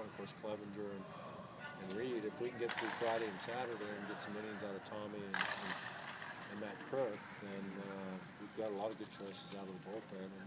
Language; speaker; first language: English; native; English